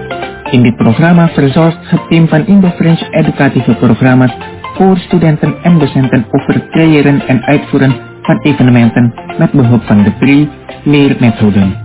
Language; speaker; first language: Dutch; non-native, fluent; Indonesian